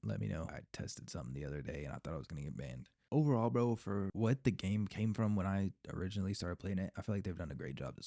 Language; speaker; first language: English; native; English